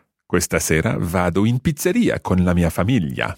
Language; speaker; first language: Italian; non-native, fluent; English